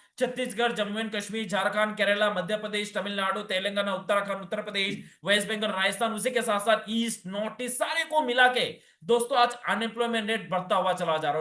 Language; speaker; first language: Hindi; non-native, local second language; Bangla